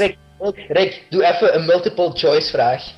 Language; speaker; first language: Dutch; native; Dutch